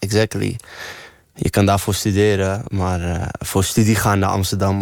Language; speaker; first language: Dutch; early bilingual, other home language; Arabic